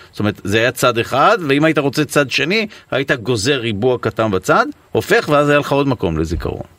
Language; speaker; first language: Hebrew; native; Hebrew